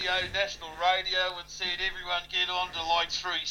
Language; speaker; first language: English; native; English